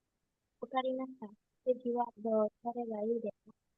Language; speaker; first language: Japanese; non-native, learner; Indonesian